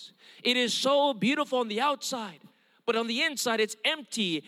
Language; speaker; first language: English; early bilingual, other home language; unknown